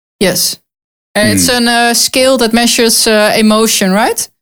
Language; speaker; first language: English; non-native, learner; Dutch